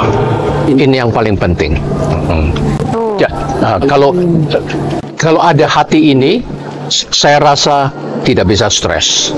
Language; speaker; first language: Indonesian; non-native, learner; Cantonese